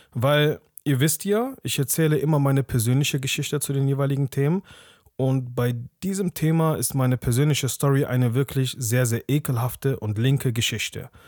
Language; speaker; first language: German; early bilingual, other home language; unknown